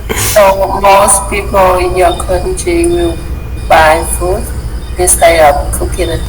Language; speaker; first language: English; non-native, learner; Vietnamese